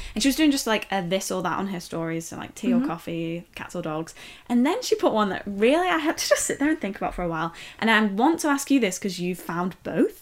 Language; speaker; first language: English; native; English